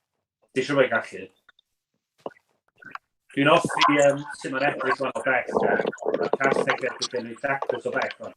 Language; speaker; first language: Welsh; native; Welsh